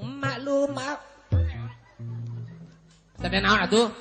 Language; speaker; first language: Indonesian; non-native, local second language; Sundanese